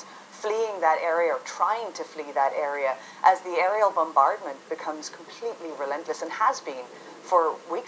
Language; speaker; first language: English; native; English